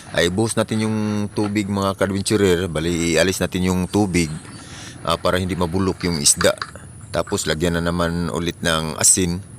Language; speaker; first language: Filipino; non-native, local second language; Cebuano